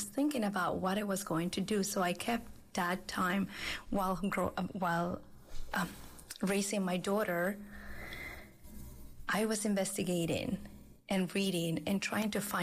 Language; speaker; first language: English; non-native, fluent; Spanish